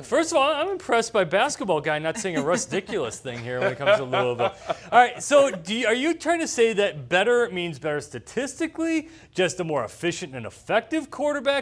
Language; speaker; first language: English; native; English